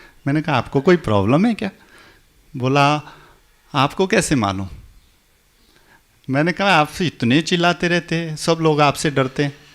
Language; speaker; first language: Hindi; native; Hindi